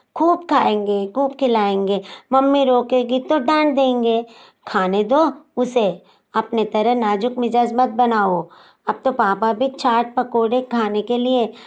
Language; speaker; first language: Hindi; non-native, local second language; Telugu